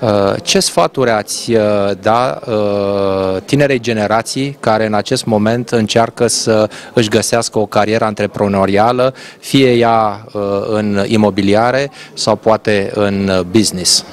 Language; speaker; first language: Romanian; native; Romanian